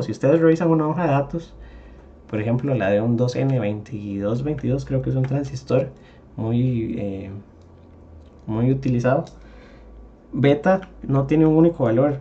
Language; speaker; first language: Spanish; native; Spanish